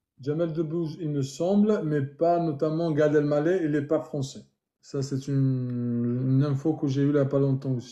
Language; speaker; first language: French; native; French